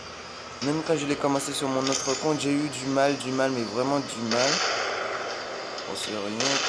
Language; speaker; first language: French; native; French